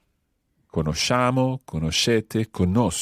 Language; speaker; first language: Italian; non-native, fluent; English